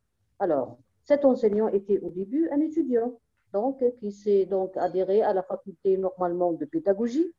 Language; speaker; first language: French; non-native, local second language; Arabic